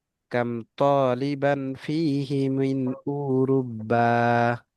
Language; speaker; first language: Arabic; non-native, fluent; Bangla